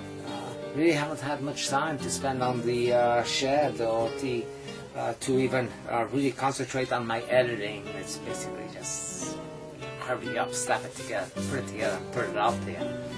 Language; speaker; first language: English; native; English